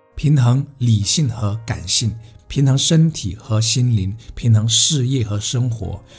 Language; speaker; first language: Chinese; native; Chinese